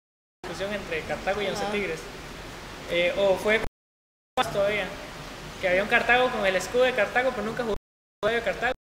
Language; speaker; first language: Spanish; native; Spanish